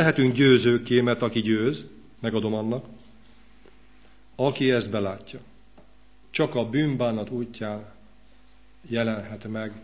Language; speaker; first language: Hungarian; native; Hungarian